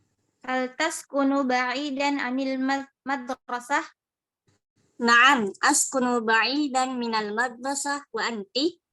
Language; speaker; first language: Arabic; non-native, learner; Indonesian